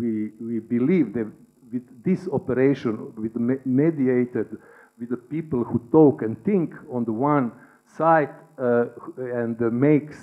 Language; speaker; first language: English; non-native, learner; Serbian